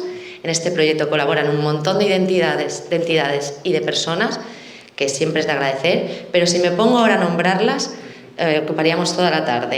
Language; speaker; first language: Spanish; native; Spanish